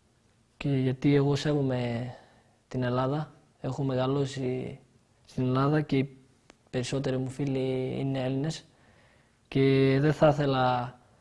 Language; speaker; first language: Greek; early bilingual, other home language; Albanian